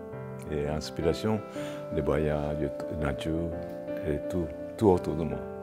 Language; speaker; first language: French; non-native, fluent; Japanese